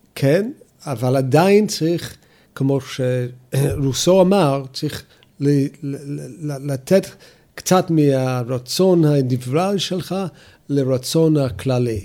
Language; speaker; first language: Hebrew; non-native, fluent; English